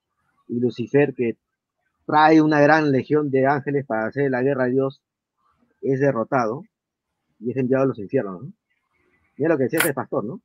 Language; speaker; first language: Spanish; native; Spanish